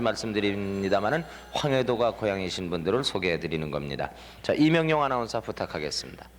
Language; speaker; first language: Korean; native; Korean